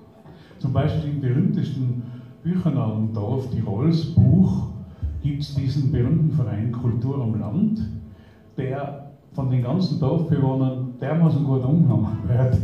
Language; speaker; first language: German; native; German